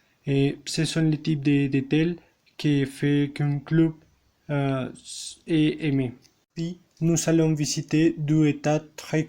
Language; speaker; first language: French; non-native, learner; Spanish